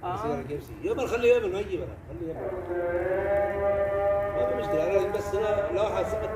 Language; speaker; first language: Arabic; non-native, learner; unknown